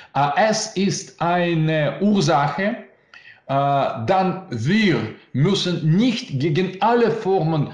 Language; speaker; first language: German; non-native, learner; Russian